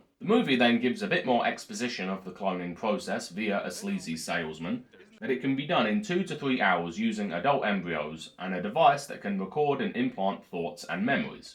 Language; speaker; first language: English; native; English